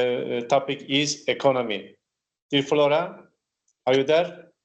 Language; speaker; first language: English; non-native, learner; Turkish